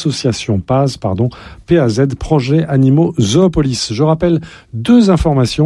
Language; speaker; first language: French; native; French